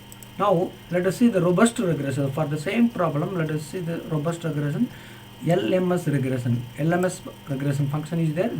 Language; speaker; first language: English; non-native, local second language; Tamil